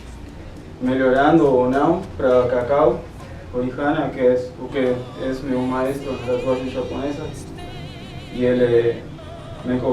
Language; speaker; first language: Portuguese; non-native, fluent; Spanish